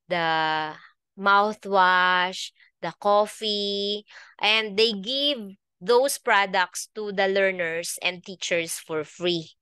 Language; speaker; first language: English; non-native, local second language; Filipino